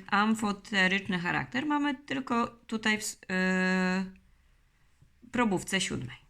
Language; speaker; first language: Polish; native; Polish